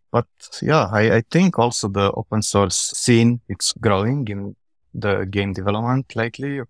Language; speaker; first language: English; non-native, fluent; Romanian